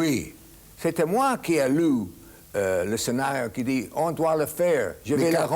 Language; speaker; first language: French; non-native, fluent; English